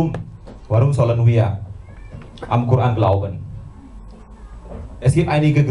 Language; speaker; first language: German; non-native, learner; Indonesian